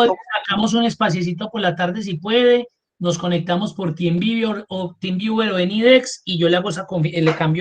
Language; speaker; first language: Spanish; native; Spanish